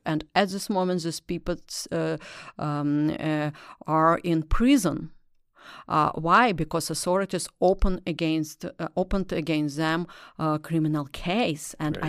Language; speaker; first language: English; non-native, learner; Russian